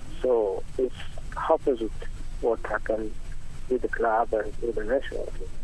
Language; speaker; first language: English; non-native, learner; Italian